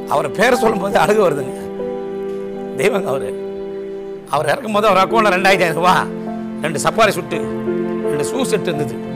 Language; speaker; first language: Tamil; native; Tamil